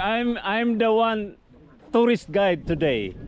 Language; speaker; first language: English; non-native, learner; Filipino